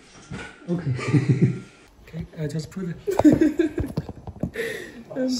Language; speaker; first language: English; non-native, learner; Chinese